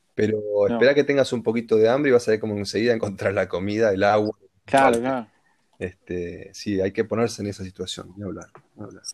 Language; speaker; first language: Spanish; native; Spanish